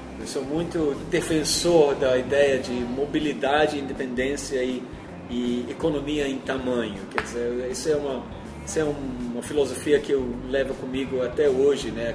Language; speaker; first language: Portuguese; non-native, fluent; English